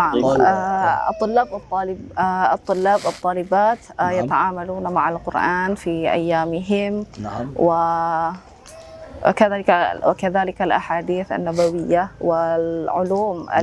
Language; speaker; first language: Arabic; non-native, fluent; Indonesian